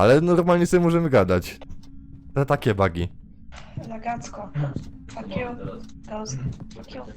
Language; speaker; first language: Polish; native; Polish